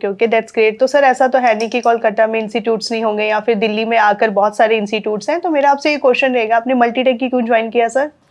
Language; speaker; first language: Hindi; native; Hindi